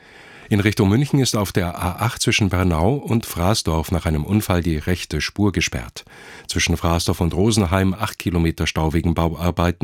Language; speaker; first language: German; native; German